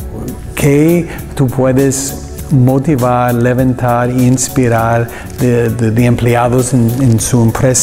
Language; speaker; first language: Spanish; non-native, learner; English